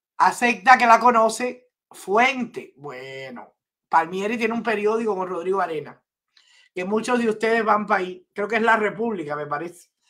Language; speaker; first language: Spanish; native; Spanish